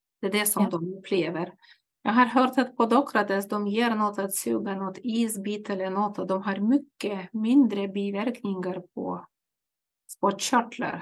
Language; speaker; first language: Swedish; non-native, fluent; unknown